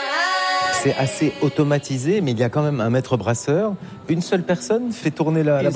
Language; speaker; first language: French; native; French